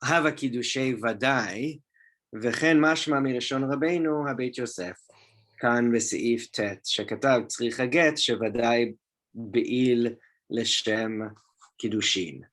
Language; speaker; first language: Hebrew; non-native, fluent; English